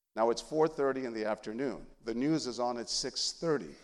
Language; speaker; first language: English; early bilingual, other home language; Spanish